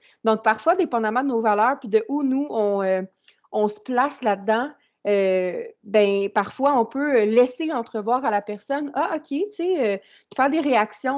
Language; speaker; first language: French; native; French